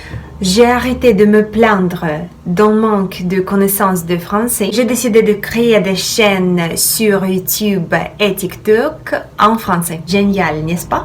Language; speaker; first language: French; non-native, fluent; Russian